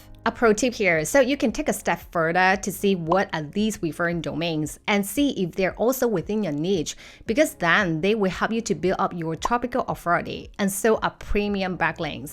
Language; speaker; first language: English; non-native, fluent; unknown